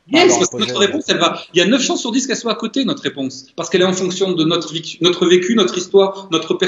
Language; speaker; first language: French; native; French